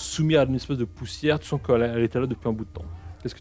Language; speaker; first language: French; native; French